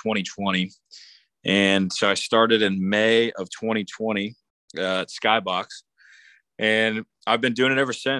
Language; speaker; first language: English; native; English